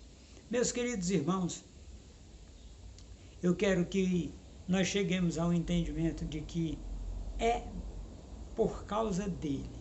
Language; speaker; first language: Portuguese; native; Portuguese